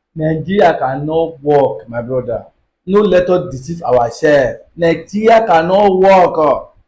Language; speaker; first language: English; non-native, local second language; Yoruba